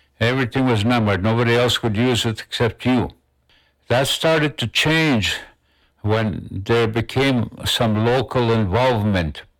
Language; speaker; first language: English; non-native, local second language; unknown